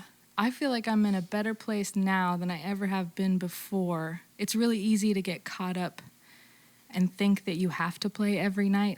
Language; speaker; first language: English; native; English